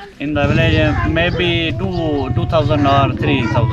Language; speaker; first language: English; non-native, learner; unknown